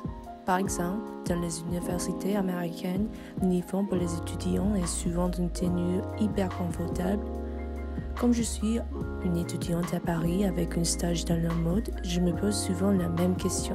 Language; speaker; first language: French; non-native, fluent; English